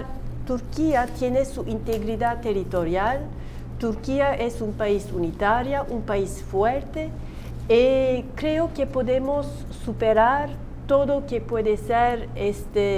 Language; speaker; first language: Spanish; non-native, learner; Turkish